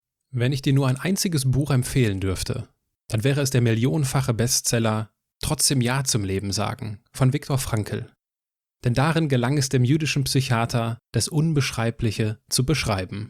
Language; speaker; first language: German; native; German